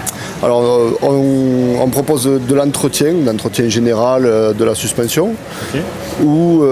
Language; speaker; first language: French; native; French